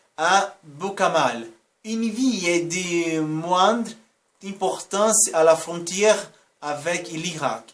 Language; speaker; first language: French; non-native, learner; Portuguese